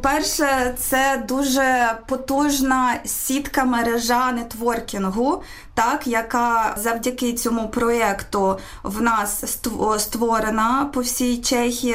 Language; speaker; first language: Ukrainian; native; Ukrainian